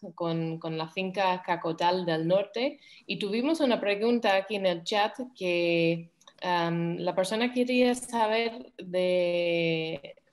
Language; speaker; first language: Spanish; non-native, fluent; English